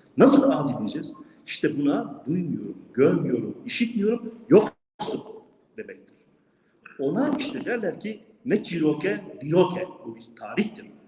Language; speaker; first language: Turkish; non-native, local second language; Kurdish